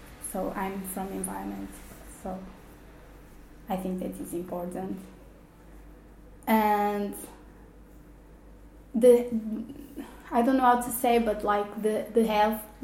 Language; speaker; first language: English; non-native, fluent; Portuguese